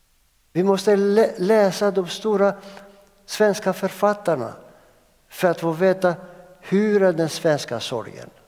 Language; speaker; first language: Swedish; non-native, fluent; Greek